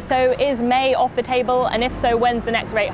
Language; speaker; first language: English; native; English